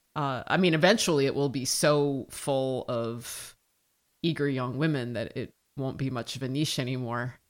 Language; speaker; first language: English; native; English